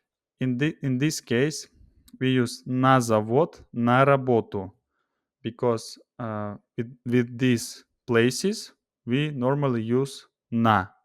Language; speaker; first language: English; non-native, fluent; Russian